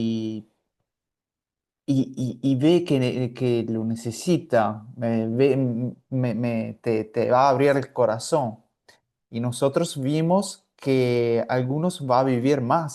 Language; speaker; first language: Spanish; non-native, fluent; Italian